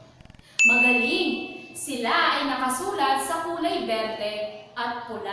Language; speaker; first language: Filipino; native; Filipino